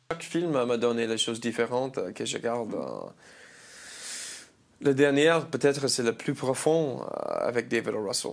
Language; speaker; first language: French; non-native, learner; English